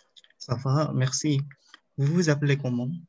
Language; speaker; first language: French; non-native, learner; Indonesian